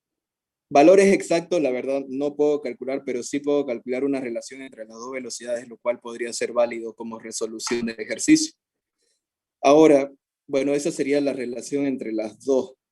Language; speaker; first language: Spanish; native; Spanish